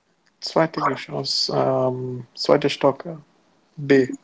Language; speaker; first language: German; non-native, learner; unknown